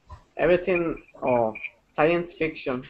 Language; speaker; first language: English; non-native, learner; Spanish